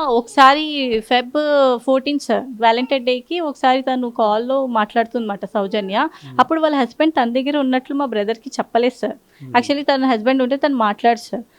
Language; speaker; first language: Telugu; non-native, local second language; Urdu